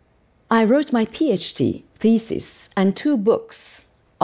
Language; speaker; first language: English; non-native, fluent; Persian